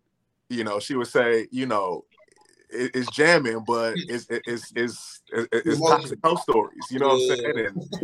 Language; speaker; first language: English; native; English